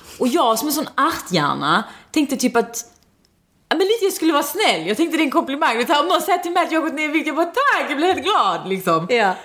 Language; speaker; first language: Swedish; early bilingual, other home language; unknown